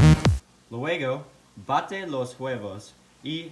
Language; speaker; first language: Spanish; non-native, learner; English